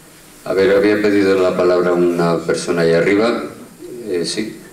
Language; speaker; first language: Spanish; native; Spanish